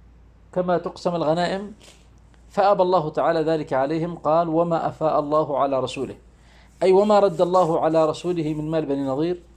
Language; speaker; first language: Arabic; native; Arabic